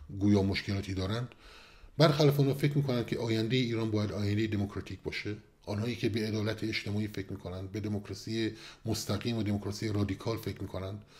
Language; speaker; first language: Persian; non-native, local second language; Kurdish